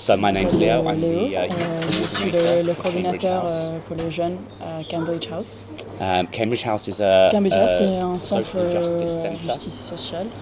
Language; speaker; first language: French; non-native, fluent; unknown